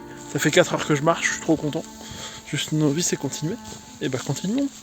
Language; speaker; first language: French; native; French